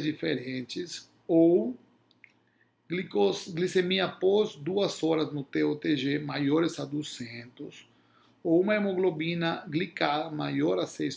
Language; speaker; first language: Portuguese; non-native, fluent; Spanish